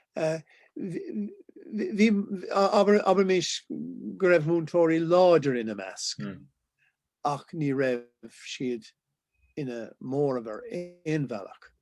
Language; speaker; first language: Irish; non-native, local second language; English